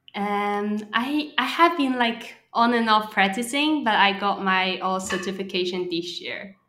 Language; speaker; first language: English; non-native, local second language; Cantonese